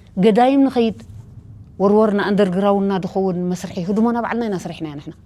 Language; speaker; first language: Tigrinya; native; Tigrinya